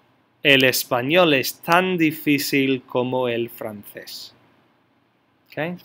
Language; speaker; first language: Spanish; non-native, fluent; English